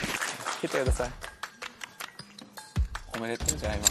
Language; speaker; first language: Japanese; non-native, fluent; Korean